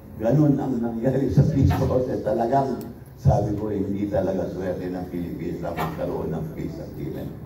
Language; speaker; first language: Filipino; non-native, local second language; Iloko